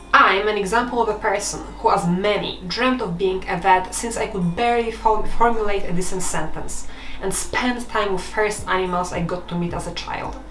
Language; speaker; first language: English; non-native, fluent; Polish